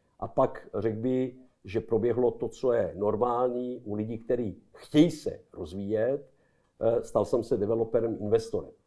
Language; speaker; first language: Czech; non-native, fluent; Serbian